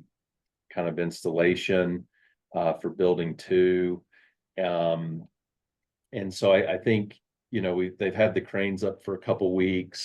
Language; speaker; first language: English; native; English